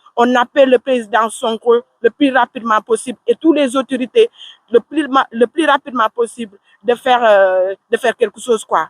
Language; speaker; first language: French; non-native, local second language; Wolof